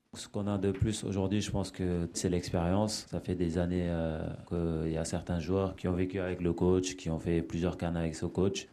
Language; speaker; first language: French; native; French